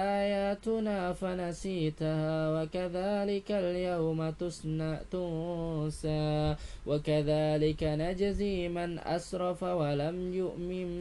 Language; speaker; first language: Arabic; non-native, fluent; Indonesian